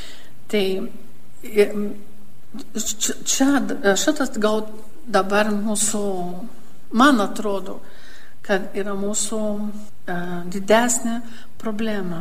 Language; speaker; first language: Lithuanian; early bilingual, heritage; Lithuanian